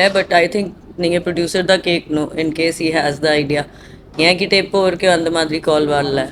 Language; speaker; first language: Tamil; non-native, fluent; Hindi